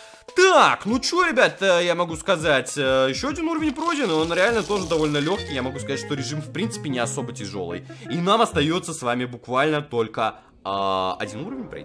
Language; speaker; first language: Russian; native; Russian